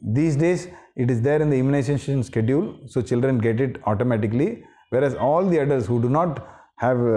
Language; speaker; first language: English; non-native, local second language; Tamil